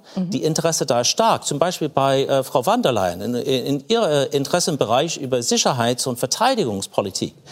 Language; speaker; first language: German; non-native, fluent; English